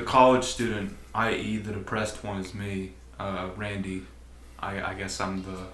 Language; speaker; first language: English; native; English